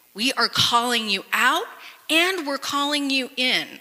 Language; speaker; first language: English; early bilingual, other home language; Spanish